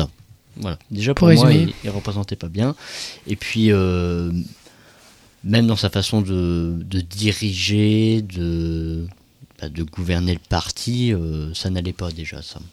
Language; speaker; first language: French; native; French